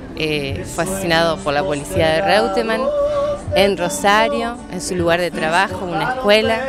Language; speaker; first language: Spanish; native; Spanish